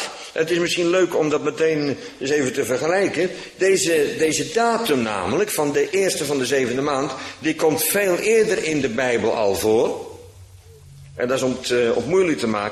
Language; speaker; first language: Dutch; native; Dutch